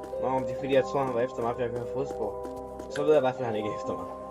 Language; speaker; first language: Danish; native; Danish